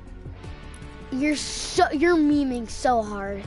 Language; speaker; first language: English; native; English